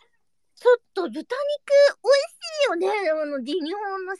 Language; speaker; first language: Japanese; native; Japanese